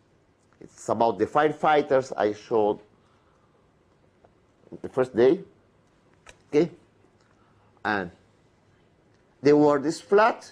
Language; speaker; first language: English; non-native, fluent; Spanish